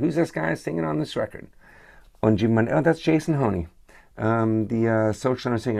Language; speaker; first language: English; native; English